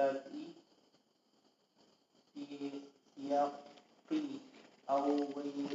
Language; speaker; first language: Arabic; non-native, learner; Indonesian